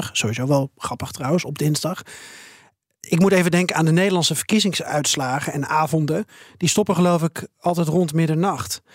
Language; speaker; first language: Dutch; native; Dutch